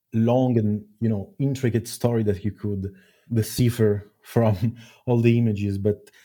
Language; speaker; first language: English; non-native, fluent; Italian